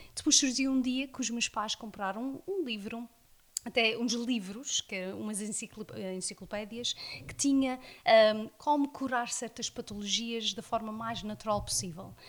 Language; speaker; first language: Portuguese; early bilingual, heritage; Portuguese